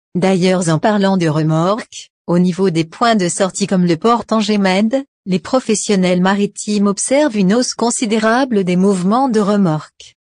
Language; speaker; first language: French; non-native, local second language; Arabic